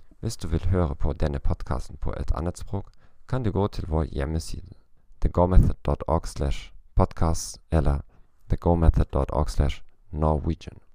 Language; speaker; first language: Norwegian; non-native, learner; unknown